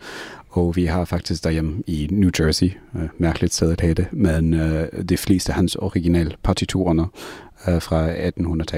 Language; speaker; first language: Danish; non-native, fluent; English